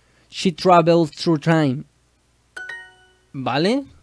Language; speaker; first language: English; non-native, learner; Spanish